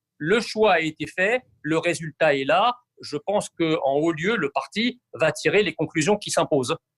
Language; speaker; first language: French; early bilingual, other home language; Arabic